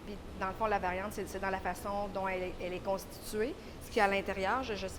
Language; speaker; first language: French; native; French